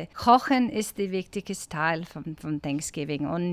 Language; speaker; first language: German; non-native, learner; English